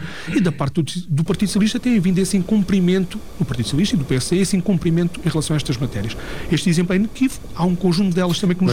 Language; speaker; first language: Portuguese; native; Portuguese